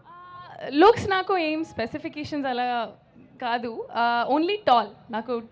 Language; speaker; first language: Telugu; non-native, local second language; Hindi